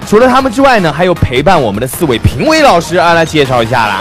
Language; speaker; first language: Chinese; native; Chinese